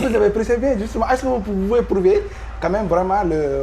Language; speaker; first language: French; non-native, local second language; Wolof